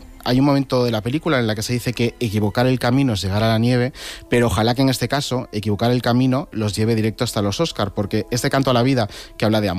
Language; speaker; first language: Spanish; native; Spanish